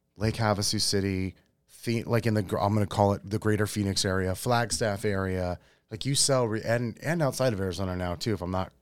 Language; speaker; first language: English; native; English